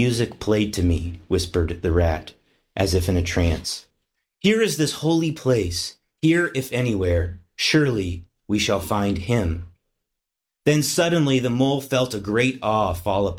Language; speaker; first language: English; native; English